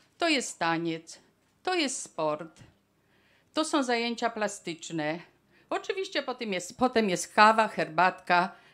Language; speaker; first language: Polish; native; Polish